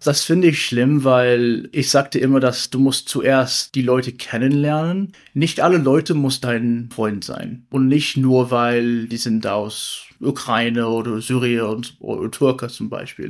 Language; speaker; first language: German; non-native, learner; English